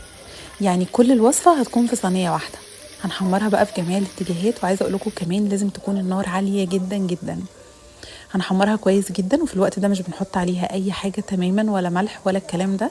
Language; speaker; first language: Arabic; native; Arabic